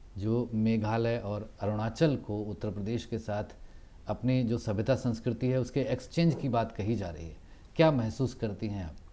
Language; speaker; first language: Hindi; native; Hindi